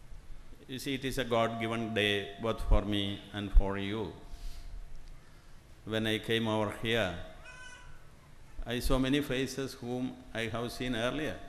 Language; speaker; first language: English; non-native, local second language; Malayalam